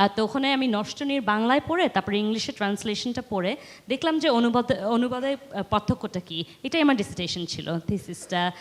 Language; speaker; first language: Bangla; early bilingual, heritage; Bangla